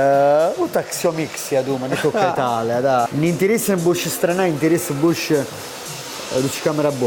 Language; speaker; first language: Russian; non-native, learner; Italian